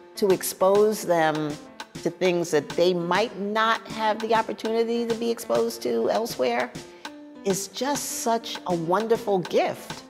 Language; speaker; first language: English; native; English